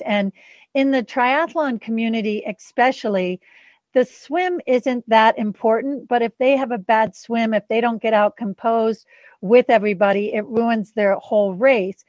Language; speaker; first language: English; native; English